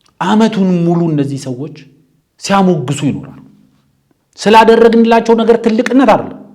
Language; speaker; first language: Amharic; native; Amharic